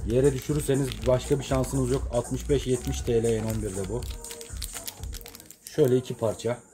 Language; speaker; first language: Turkish; native; Turkish